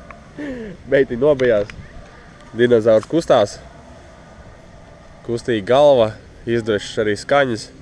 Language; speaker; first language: Latvian; native; Latvian